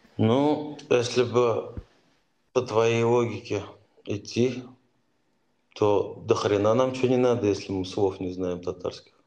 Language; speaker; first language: Russian; native; Russian